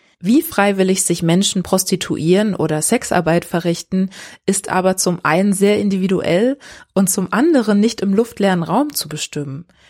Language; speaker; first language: German; native; German